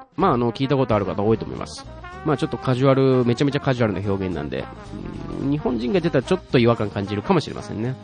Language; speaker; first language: Japanese; native; Japanese